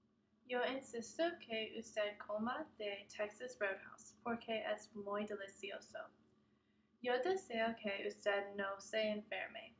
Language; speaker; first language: Spanish; non-native, learner; English